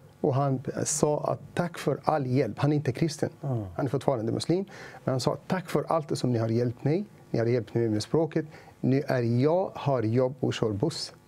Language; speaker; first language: Swedish; non-native, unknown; Arabic